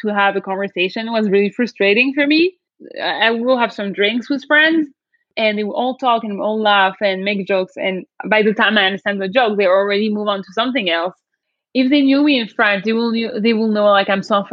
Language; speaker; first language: English; non-native, fluent; French